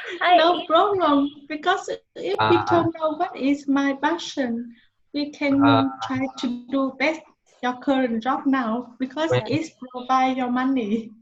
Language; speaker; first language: English; non-native, learner; Vietnamese